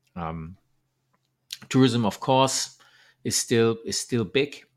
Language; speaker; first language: English; non-native, fluent; German